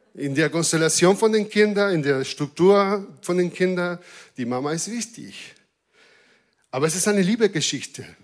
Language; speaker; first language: German; non-native, fluent; Spanish